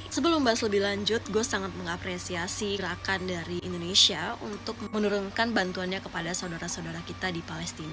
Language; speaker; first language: Indonesian; native; Indonesian